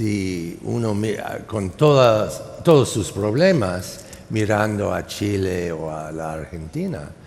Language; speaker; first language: Spanish; non-native, fluent; English